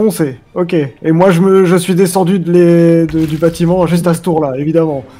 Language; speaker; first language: French; native; French